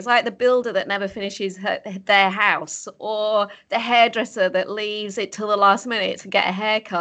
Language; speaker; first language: English; native; English